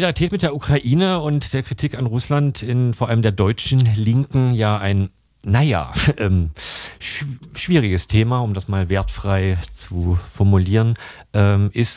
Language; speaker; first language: German; native; German